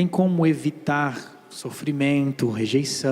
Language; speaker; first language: Portuguese; native; Portuguese